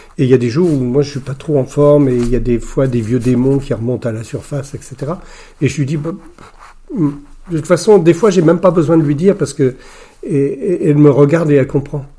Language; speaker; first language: French; native; French